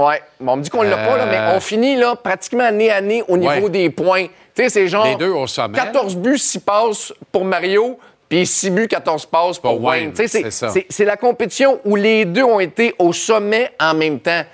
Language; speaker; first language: French; native; French